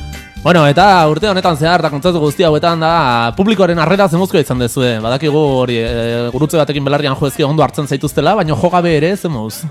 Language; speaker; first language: Basque; native; Basque